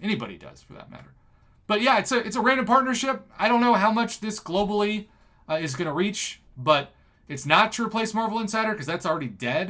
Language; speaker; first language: English; native; English